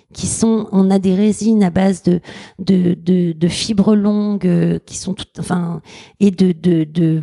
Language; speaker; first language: French; native; French